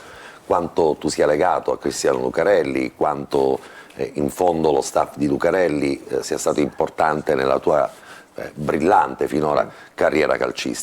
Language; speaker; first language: Italian; native; Italian